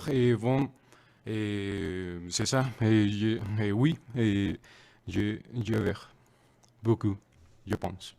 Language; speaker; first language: French; non-native, learner; Spanish